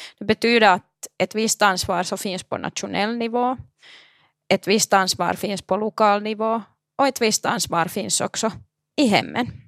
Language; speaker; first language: Swedish; native; Swedish